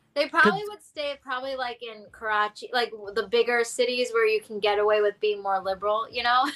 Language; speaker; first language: English; early bilingual, other home language; Hindi